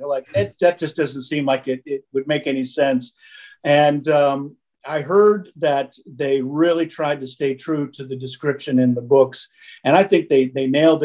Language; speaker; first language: English; native; English